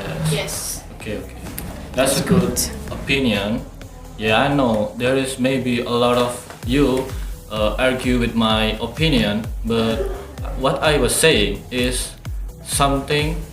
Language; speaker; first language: English; non-native, learner; Indonesian